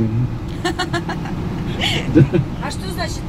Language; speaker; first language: Russian; native; Russian